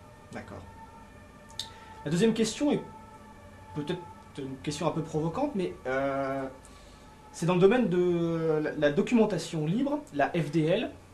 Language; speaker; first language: French; native; French